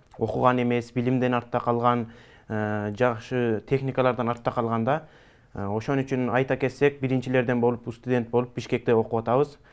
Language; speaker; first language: Kyrgyz; early bilingual, heritage; Kyrgyz